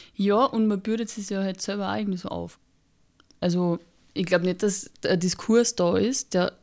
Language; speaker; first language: German; native; German